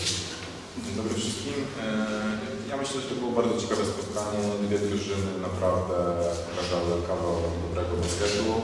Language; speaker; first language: Polish; native; Polish